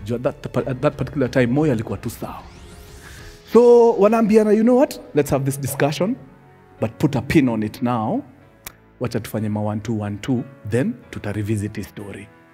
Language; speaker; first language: English; non-native, local second language; Swahili